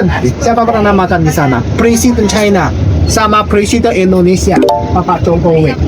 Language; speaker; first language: Indonesian; non-native, learner; Chinese